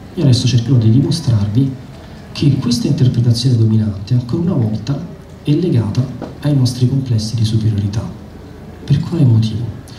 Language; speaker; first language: Italian; native; Italian